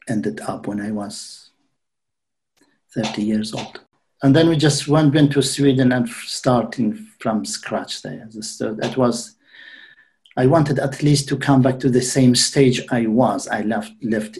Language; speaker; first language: English; non-native, fluent; Central Kurdish